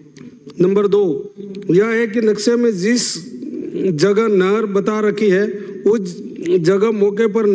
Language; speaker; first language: Hindi; native; Hindi